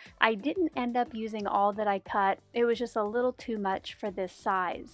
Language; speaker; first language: English; native; English